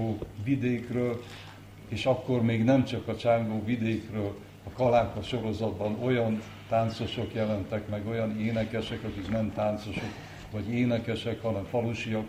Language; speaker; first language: Hungarian; native; Hungarian